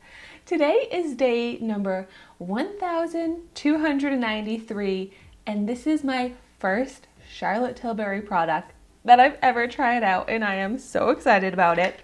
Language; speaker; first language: English; native; English